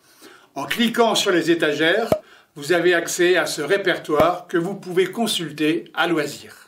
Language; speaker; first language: French; native; French